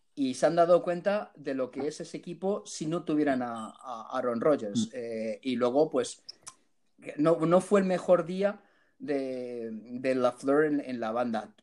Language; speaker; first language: Spanish; early bilingual, heritage; Spanish